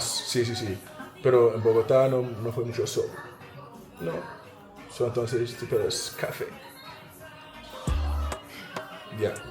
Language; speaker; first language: Spanish; non-native, learner; English